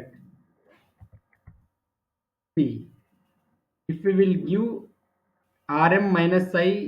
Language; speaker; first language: English; non-native, local second language; Telugu